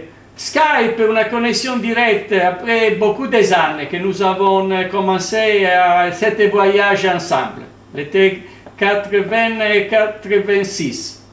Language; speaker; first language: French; non-native, learner; Italian